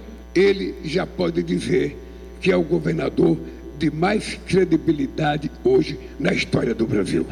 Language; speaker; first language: Portuguese; native; Portuguese